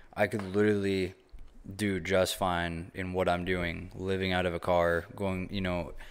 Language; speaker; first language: English; native; English